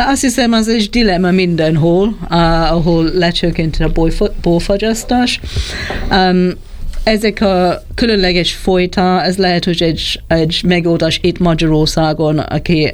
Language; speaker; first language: Hungarian; non-native, learner; English